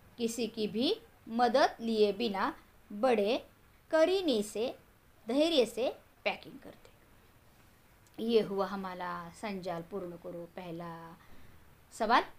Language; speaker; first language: Hindi; non-native, local second language; Marathi